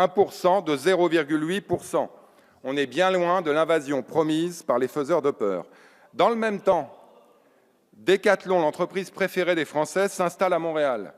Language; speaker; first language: French; native; French